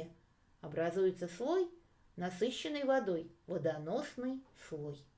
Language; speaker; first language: Russian; native; Russian